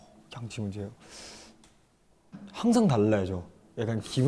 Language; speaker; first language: Korean; non-native, fluent; Chinese